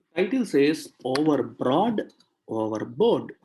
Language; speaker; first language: English; non-native, local second language; Telugu